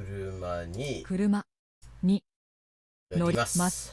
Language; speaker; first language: Japanese; non-native, learner; English